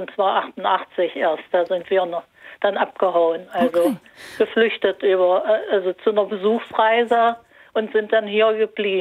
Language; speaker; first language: German; native; German